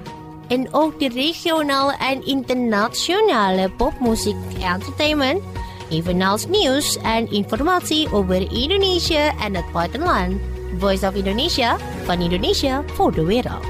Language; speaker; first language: Dutch; non-native, fluent; Indonesian